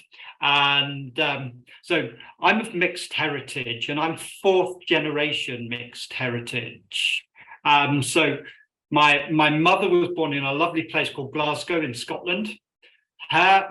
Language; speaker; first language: English; native; English